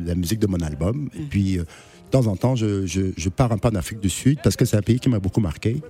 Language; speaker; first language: French; non-native, local second language; Duala